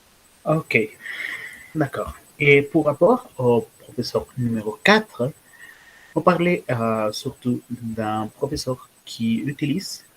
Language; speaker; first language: French; non-native, learner; Spanish